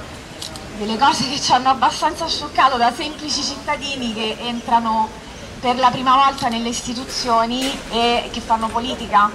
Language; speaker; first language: Italian; native; Italian